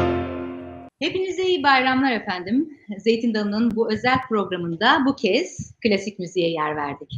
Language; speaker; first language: Turkish; native; Turkish